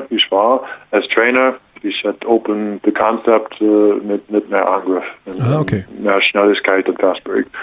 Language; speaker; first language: German; non-native, learner; English